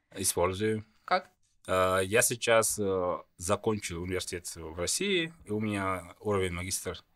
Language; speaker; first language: Russian; non-native, fluent; French